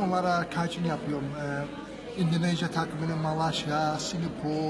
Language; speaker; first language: Turkish; early bilingual, heritage; Turkish